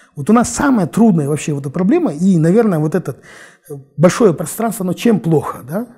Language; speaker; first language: Russian; non-native, local second language; Kazakh